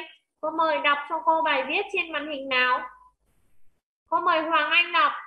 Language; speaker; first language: Vietnamese; native; Vietnamese